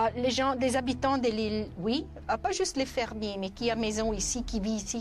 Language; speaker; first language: French; non-native, fluent; Italian